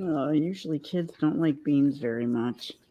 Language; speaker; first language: English; native; English